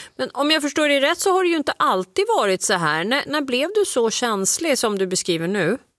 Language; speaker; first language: Swedish; native; Swedish